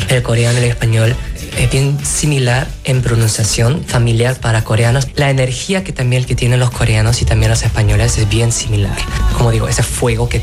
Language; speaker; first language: Spanish; non-native, fluent; Korean